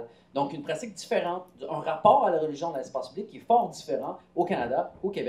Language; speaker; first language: French; native; French